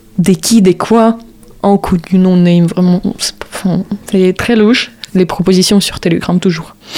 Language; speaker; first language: French; non-native, fluent; Russian